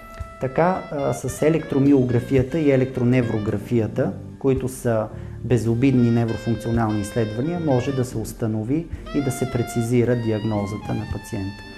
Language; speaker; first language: Bulgarian; native; Bulgarian